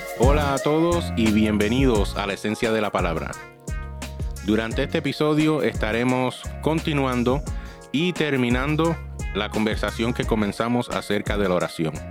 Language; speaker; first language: Spanish; early bilingual, heritage; Spanish